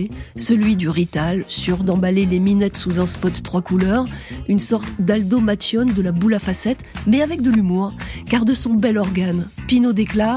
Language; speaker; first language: French; native; French